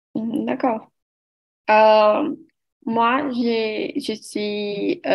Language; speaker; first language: French; non-native, learner; Portuguese